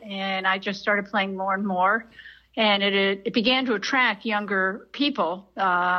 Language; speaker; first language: English; native; English